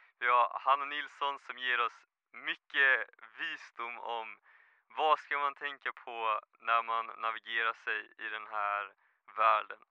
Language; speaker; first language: Swedish; native; Swedish